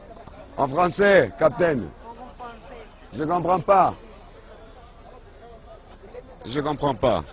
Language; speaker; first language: French; non-native, fluent; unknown